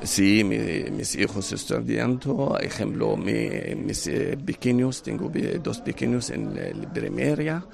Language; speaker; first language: Spanish; non-native, learner; Arabic